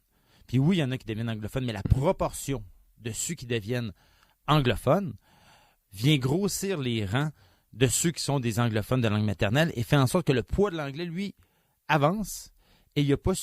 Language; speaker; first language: French; native; French